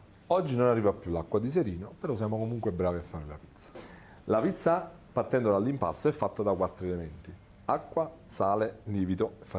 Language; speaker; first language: Italian; native; Italian